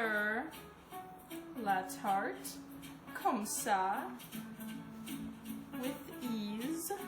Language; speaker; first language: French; non-native, learner; English